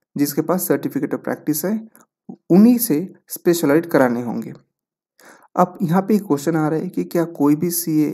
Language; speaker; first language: Hindi; non-native, local second language; Bangla